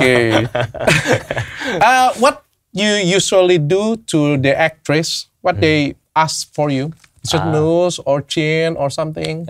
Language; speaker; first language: English; non-native, learner; Indonesian